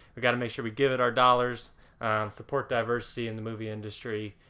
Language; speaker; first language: English; native; English